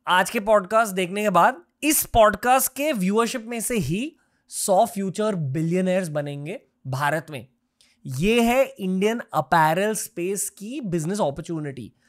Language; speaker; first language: Hindi; native; Hindi